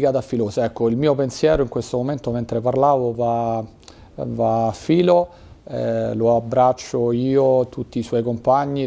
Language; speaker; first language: Italian; native; Italian